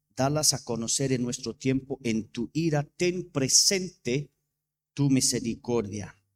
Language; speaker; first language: Spanish; non-native, fluent; English